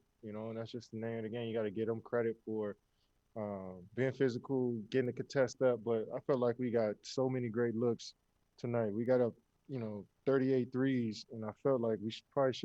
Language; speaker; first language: English; native; English